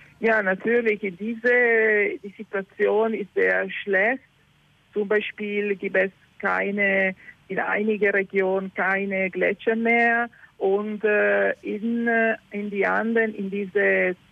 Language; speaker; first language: German; non-native, learner; Italian